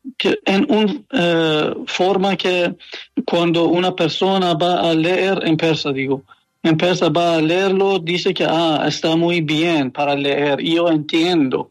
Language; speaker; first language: Spanish; non-native, learner; Persian